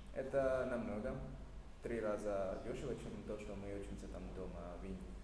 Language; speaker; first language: Russian; non-native, learner; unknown